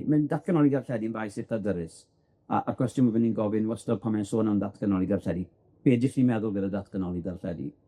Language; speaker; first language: Welsh; native; Welsh